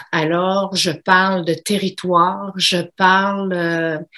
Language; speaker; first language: French; native; French